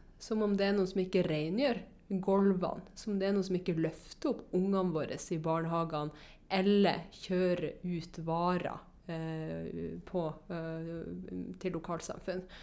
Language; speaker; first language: Norwegian; native; Norwegian